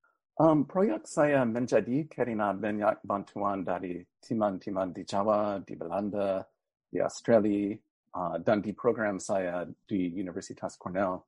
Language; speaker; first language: Indonesian; non-native, fluent; English